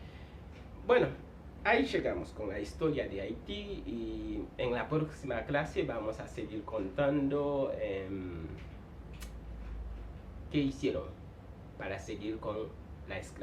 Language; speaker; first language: Spanish; non-native, fluent; Haitian Creole